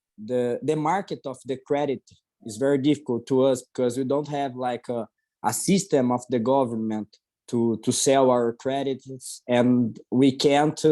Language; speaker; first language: English; non-native, learner; Portuguese